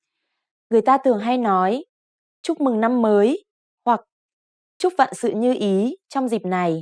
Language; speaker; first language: Vietnamese; native; Vietnamese